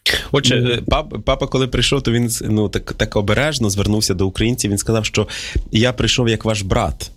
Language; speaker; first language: Ukrainian; native; Ukrainian